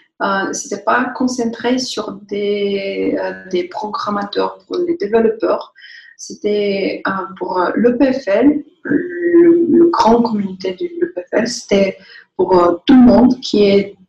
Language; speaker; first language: French; non-native, fluent; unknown